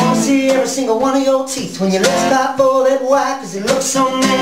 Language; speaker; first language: English; native; English